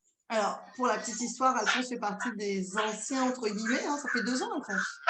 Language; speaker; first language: French; native; French